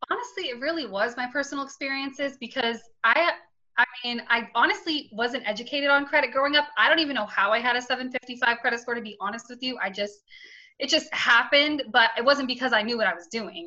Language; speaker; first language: English; native; English